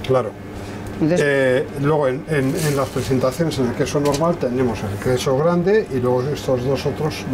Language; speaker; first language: Spanish; native; Spanish